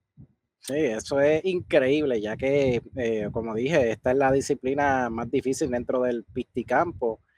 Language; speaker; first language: Spanish; native; Spanish